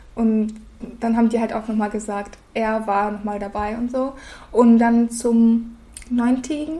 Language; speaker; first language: German; early bilingual, other home language; Russian